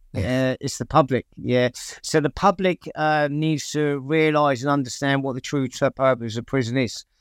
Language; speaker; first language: English; native; English